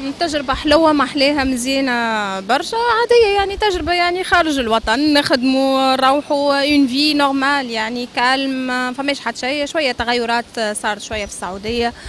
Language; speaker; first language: Arabic; native; Arabic